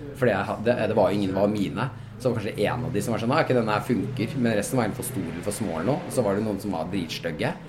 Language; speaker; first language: Norwegian; native; Norwegian